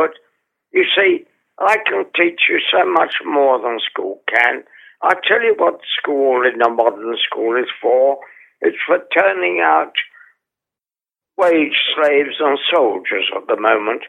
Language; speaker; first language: English; native; English